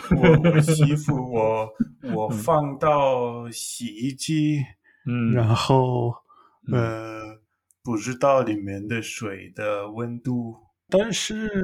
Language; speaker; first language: Chinese; non-native, fluent; English